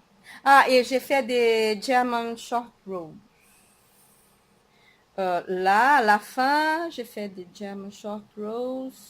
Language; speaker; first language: French; non-native, fluent; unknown